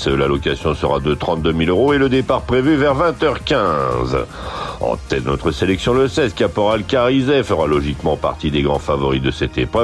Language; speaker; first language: French; native; French